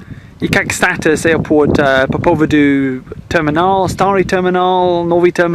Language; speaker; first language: Russian; non-native, learner; English